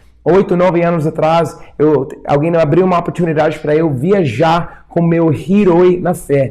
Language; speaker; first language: Portuguese; non-native, fluent; English